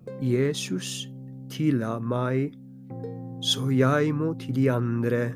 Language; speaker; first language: Norwegian; non-native, fluent; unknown